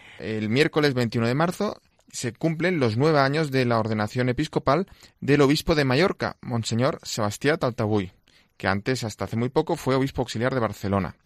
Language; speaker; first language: Spanish; non-native, local second language; Catalan